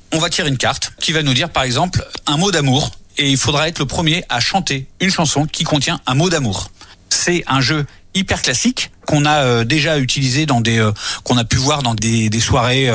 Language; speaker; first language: French; native; French